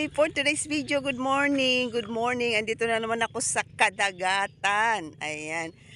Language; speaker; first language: Filipino; non-native, local second language; Waray